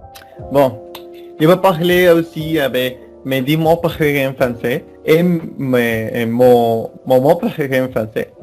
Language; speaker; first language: French; non-native, learner; Spanish